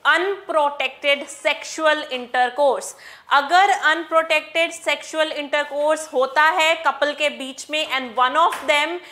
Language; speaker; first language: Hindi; non-native, local second language; Punjabi